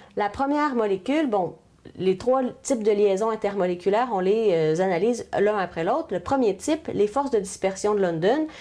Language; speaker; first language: French; native; French